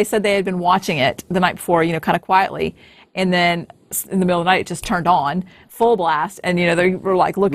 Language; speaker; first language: English; native; English